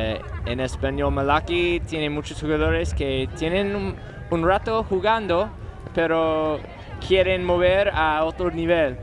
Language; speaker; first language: Spanish; non-native, learner; English